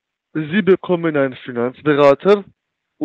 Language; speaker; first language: German; non-native, learner; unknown